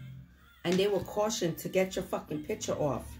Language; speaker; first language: English; native; English